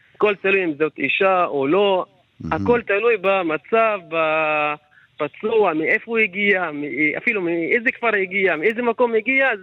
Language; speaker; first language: Hebrew; non-native, local second language; Arabic